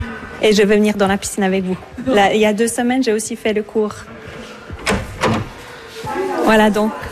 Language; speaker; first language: French; native; French